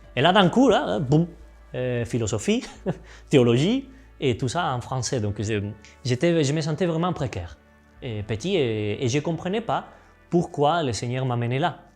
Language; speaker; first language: French; non-native, fluent; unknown